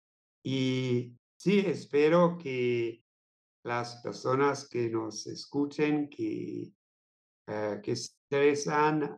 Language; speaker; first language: Spanish; non-native, fluent; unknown